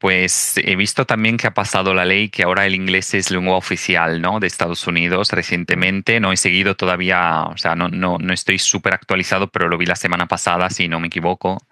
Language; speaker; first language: Spanish; non-native, fluent; Italian